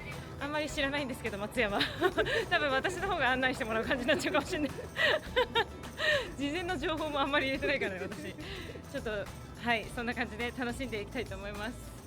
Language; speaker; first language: Japanese; native; Japanese